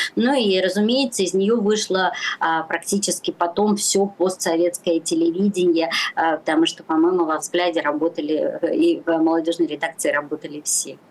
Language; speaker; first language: Russian; native; Russian